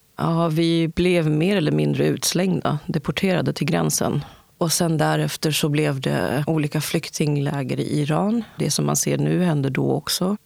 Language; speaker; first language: Swedish; early bilingual, other home language; Kurdish